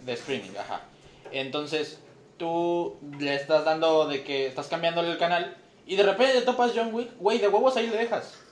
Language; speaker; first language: Spanish; native; Spanish